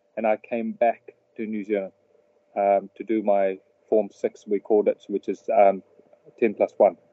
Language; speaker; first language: English; early bilingual, other home language; Telugu